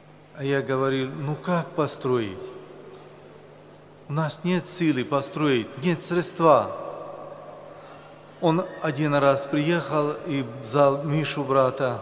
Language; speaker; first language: Russian; non-native, local second language; Romany